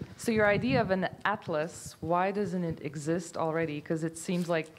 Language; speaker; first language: English; native; English